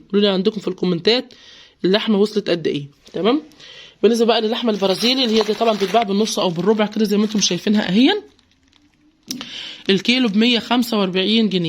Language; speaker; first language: Arabic; native; Arabic